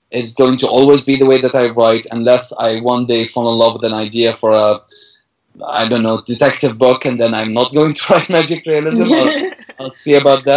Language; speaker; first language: English; non-native, fluent; Arabic